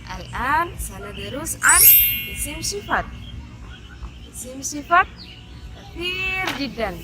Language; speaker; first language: Arabic; non-native, fluent; Indonesian